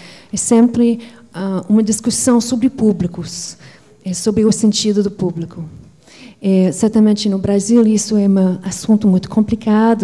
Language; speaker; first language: Portuguese; non-native, fluent; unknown